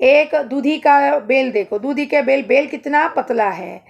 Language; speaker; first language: Hindi; non-native, local second language; Kannada